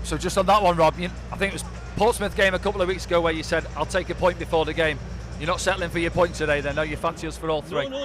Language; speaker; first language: English; native; English